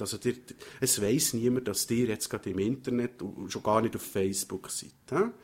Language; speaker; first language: German; native; German